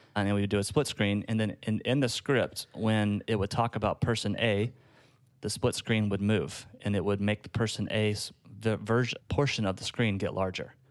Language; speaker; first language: English; native; English